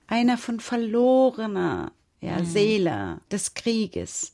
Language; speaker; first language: German; non-native, fluent; Persian